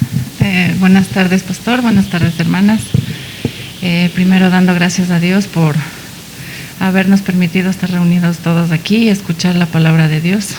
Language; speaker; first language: Spanish; native; Spanish